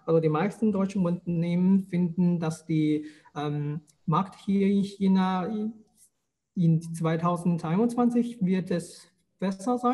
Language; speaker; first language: German; non-native, fluent; Chinese